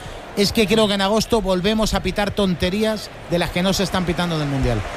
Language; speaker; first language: Spanish; native; Spanish